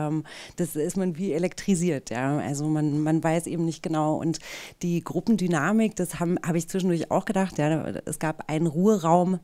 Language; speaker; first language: German; native; German